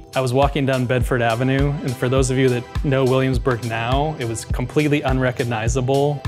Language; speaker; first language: English; native; English